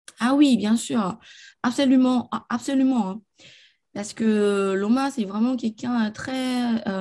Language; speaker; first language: French; non-native, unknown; Chinese